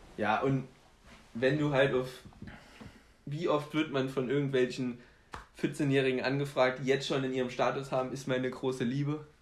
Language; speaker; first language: German; early bilingual, other home language; Polish